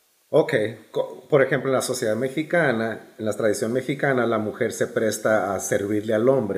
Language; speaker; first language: Spanish; early bilingual, heritage; Spanish